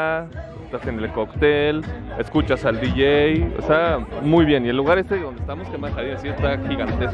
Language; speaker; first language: Spanish; native; Spanish